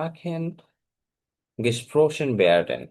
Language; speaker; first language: German; non-native, fluent; Bangla